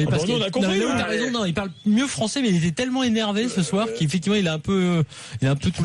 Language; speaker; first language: French; native; French